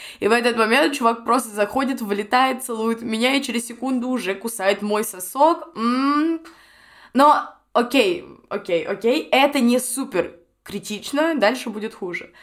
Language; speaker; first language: Russian; native; Russian